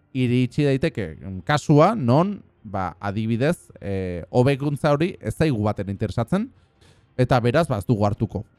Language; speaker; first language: Basque; non-native, local second language; Spanish